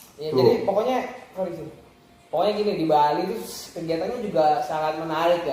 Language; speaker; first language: Indonesian; native; Indonesian